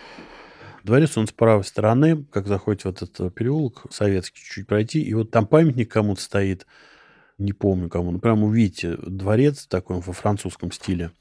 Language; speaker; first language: Russian; native; Russian